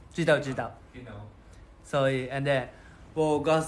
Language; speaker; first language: Chinese; non-native, learner; Japanese